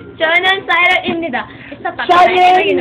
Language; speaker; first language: Korean; non-native, learner; Filipino